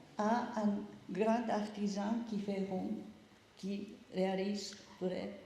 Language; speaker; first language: French; non-native, learner; Japanese